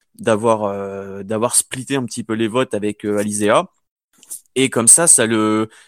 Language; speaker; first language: French; native; French